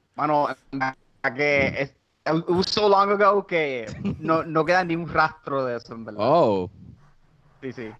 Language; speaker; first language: Spanish; non-native, local second language; English